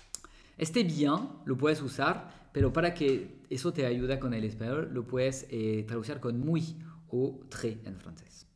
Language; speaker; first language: Spanish; non-native, fluent; French